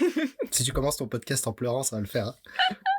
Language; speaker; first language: French; native; French